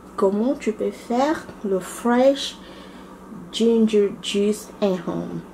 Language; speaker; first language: French; non-native, local second language; Lingala